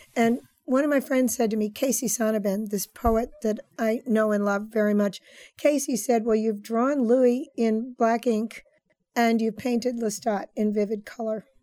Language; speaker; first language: English; native; English